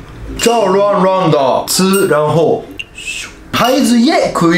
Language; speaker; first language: Chinese; non-native, learner; Japanese